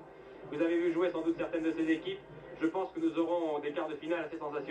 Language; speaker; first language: French; native; French